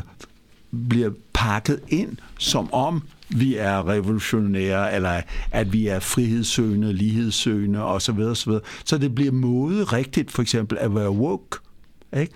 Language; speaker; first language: Danish; early bilingual, other home language; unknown